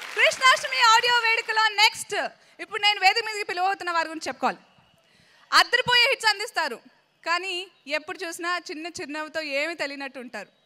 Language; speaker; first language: Telugu; native; Telugu